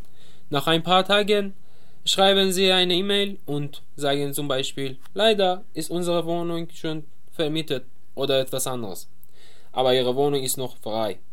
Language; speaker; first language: German; non-native, learner; Persian